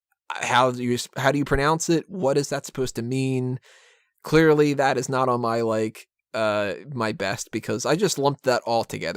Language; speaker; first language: English; native; English